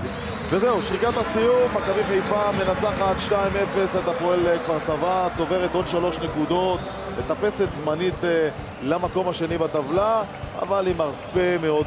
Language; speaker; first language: Hebrew; native; Hebrew